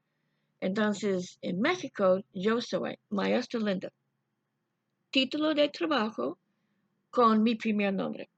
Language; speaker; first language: Spanish; non-native, fluent; English